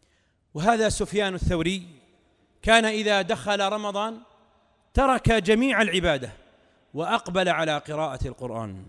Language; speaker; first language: Arabic; native; Arabic